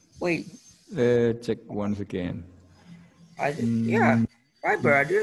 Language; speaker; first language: English; non-native, fluent; Indonesian